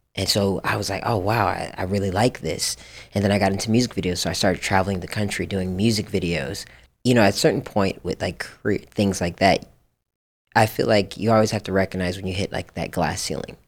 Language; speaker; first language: English; early bilingual, other home language; Japanese